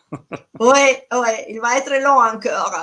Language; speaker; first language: French; non-native, fluent; Italian